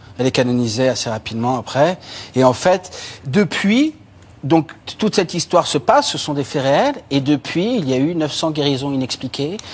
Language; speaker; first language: French; native; French